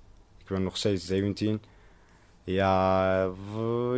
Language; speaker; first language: Dutch; non-native, learner; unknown